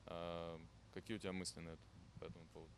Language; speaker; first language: Russian; non-native, fluent; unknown